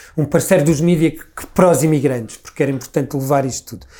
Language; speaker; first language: Portuguese; native; Portuguese